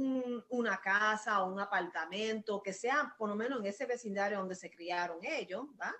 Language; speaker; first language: Spanish; early bilingual, heritage; Spanish